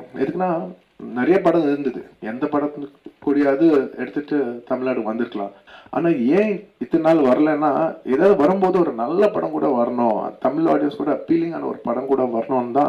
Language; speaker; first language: Tamil; non-native, local second language; Telugu